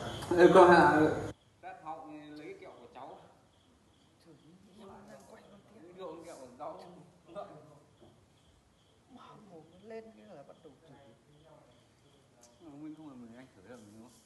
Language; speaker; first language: Vietnamese; native; Vietnamese